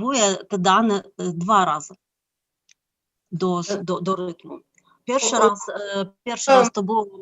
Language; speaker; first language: Polish; non-native, fluent; Ukrainian